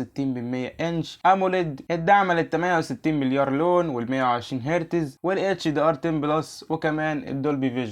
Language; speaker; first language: Arabic; native; Arabic